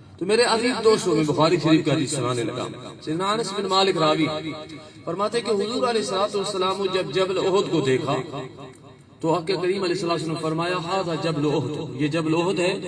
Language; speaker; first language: Urdu; non-native, local second language; Sindhi